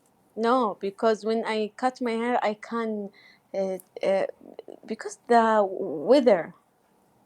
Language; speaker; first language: English; non-native, learner; Arabic